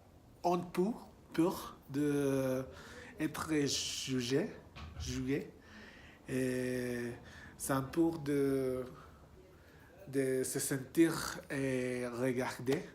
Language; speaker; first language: French; non-native, learner; Spanish